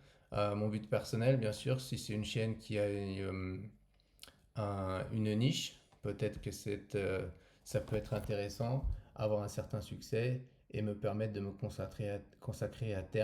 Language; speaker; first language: French; native; French